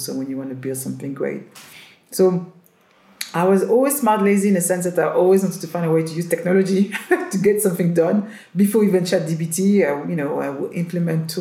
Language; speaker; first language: English; non-native, fluent; French